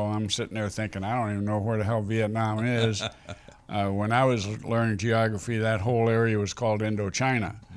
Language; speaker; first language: English; native; English